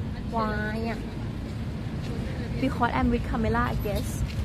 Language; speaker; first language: English; non-native, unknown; Thai